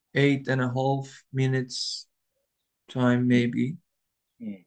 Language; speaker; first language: English; non-native, learner; Turkish